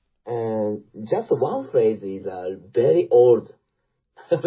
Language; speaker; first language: English; non-native, learner; Japanese